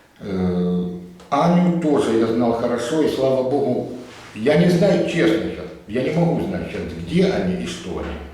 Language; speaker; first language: Russian; native; Russian